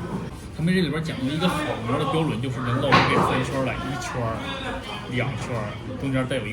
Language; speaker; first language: Chinese; native; Chinese